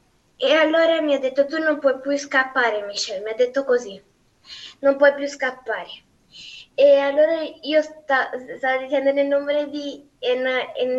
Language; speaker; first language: Italian; non-native, learner; Spanish